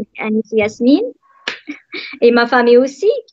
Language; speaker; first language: French; non-native, learner; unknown